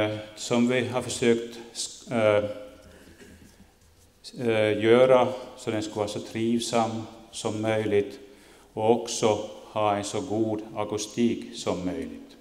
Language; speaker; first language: Swedish; native; Swedish